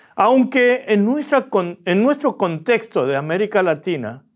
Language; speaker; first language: Spanish; early bilingual, other home language; Korean